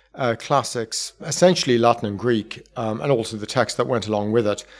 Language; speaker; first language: English; native; English